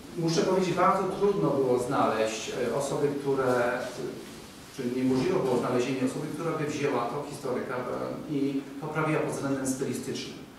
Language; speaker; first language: Polish; native; Polish